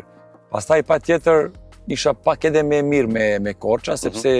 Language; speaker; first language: Albanian; non-native, learner; Serbian